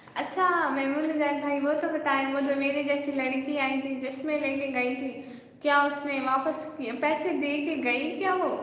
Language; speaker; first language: Urdu; non-native, local second language; Saraiki